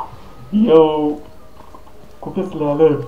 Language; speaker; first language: Hebrew; non-native, fluent; Russian